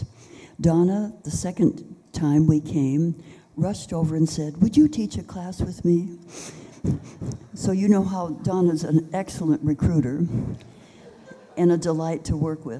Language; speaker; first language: English; native; English